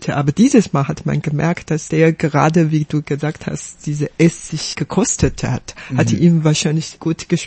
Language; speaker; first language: German; non-native, fluent; Chinese